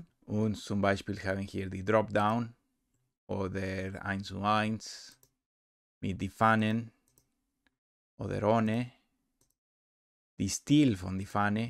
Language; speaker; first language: German; non-native, learner; Spanish